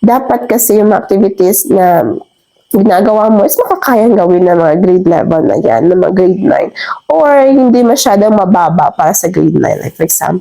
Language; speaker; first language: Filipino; native; Filipino